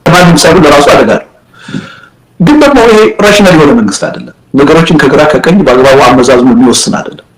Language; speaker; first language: Amharic; native; Amharic